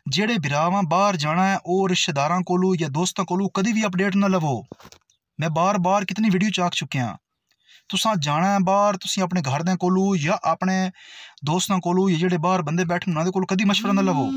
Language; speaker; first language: Urdu; non-native, local second language; Punjabi